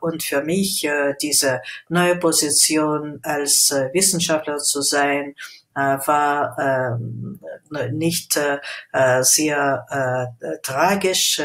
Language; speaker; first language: German; non-native, fluent; Russian